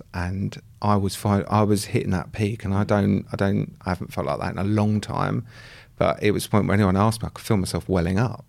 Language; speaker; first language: English; native; English